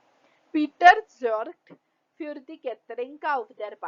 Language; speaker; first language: German; non-native, fluent; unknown